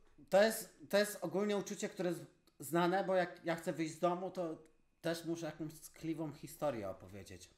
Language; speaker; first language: Polish; native; Polish